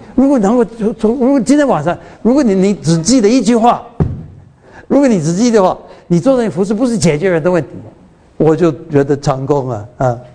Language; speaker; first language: Chinese; early bilingual, heritage; Chinese